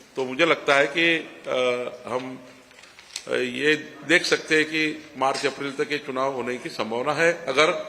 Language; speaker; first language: Hindi; non-native, local second language; Marathi